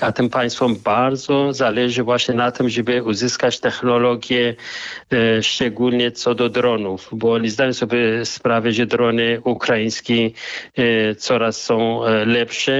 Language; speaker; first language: Polish; non-native, fluent; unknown